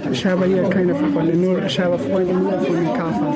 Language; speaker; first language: German; non-native, learner; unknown